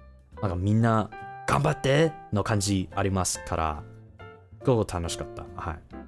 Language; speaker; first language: Japanese; non-native, learner; English